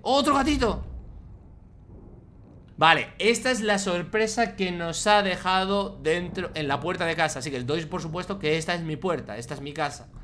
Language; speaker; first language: Spanish; native; Spanish